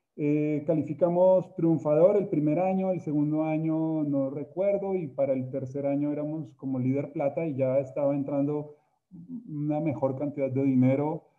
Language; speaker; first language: Spanish; native; Spanish